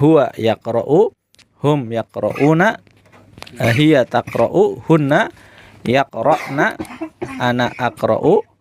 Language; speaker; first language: Arabic; non-native, fluent; Indonesian